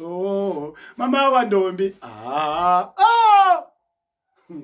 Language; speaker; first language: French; non-native, local second language; Kongo